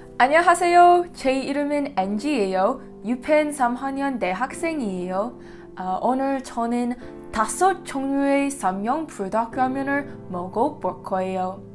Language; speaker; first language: Korean; non-native, learner; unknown